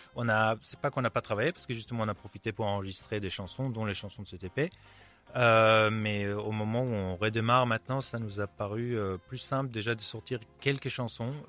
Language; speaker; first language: French; non-native, fluent; Hebrew